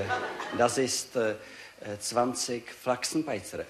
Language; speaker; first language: German; non-native, learner; Czech